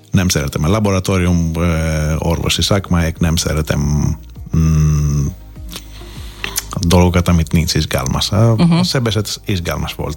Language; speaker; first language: Hungarian; non-native, learner; Greek